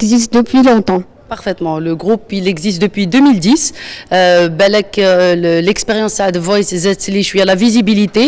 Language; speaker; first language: French; non-native, local second language; Arabic